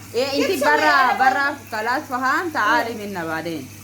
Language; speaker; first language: Arabic; non-native, learner; Filipino